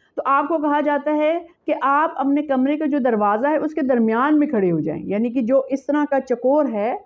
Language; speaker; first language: Urdu; native; Urdu